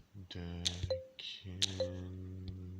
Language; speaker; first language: Dutch; non-native, learner; English